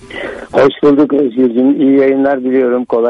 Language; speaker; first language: Turkish; native; Turkish